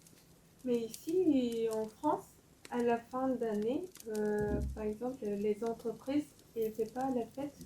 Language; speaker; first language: French; non-native, fluent; Korean